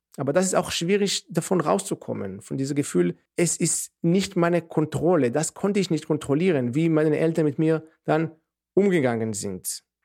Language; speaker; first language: German; non-native, fluent; Hebrew